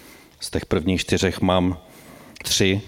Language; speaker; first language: Czech; native; Czech